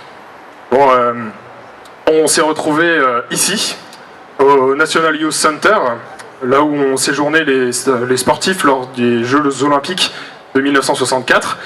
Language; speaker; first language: French; native; French